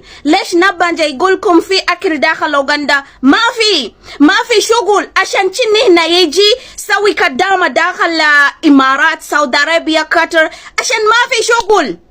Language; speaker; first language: Arabic; non-native, learner; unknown